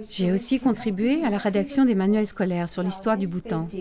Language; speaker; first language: French; native; French